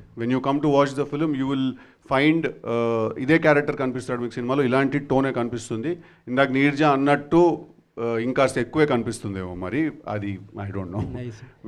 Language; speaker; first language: Telugu; native; Telugu